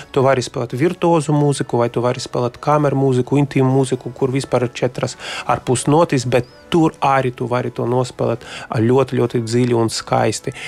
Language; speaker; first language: Latvian; non-native, local second language; Russian